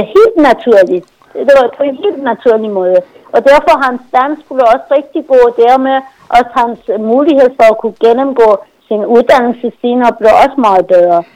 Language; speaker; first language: Danish; non-native, fluent; Persian